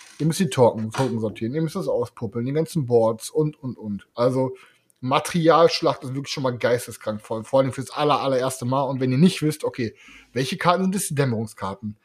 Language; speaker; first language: German; native; German